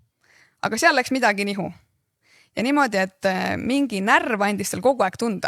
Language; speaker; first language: Estonian; native; Estonian